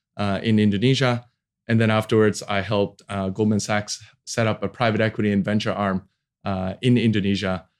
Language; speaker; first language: English; non-native, local second language; Cantonese